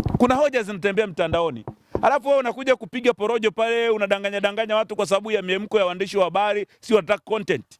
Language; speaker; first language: Swahili; native; Swahili